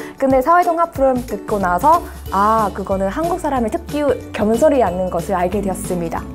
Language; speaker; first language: Korean; non-native, learner; Vietnamese